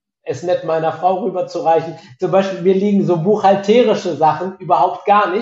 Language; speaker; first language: German; native; German